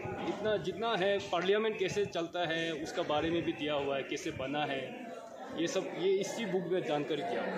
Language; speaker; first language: Hindi; non-native, local second language; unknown